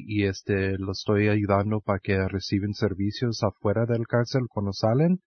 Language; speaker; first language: Spanish; early bilingual, heritage; Spanish